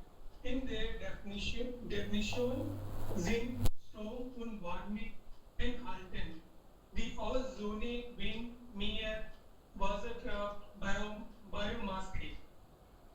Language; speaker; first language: German; non-native, learner; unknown